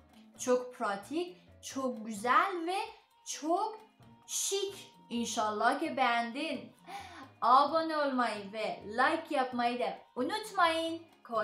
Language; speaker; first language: Turkish; non-native, learner; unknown